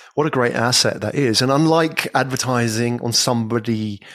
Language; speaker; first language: English; native; English